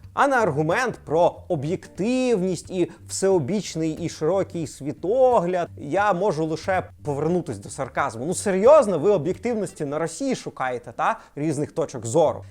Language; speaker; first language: Ukrainian; non-native, local second language; Russian